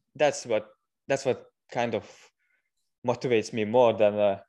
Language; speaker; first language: English; non-native, fluent; Lithuanian